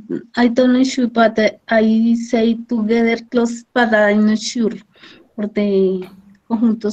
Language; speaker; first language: English; non-native, learner; Spanish